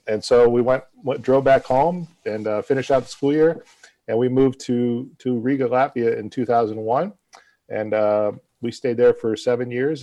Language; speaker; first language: English; native; English